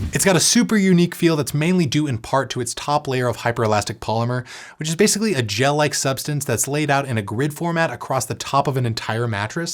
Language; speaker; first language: English; native; English